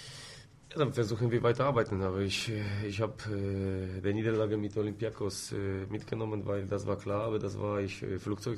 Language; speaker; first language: German; non-native, fluent; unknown